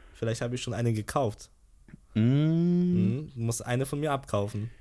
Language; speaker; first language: German; early bilingual, other home language; Polish